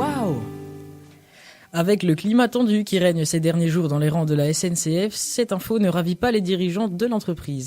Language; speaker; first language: French; native; French